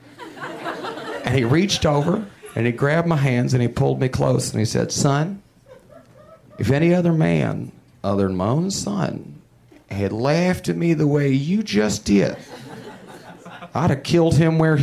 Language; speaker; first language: English; native; English